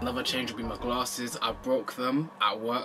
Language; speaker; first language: English; native; English